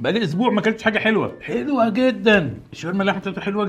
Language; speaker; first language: Arabic; native; Arabic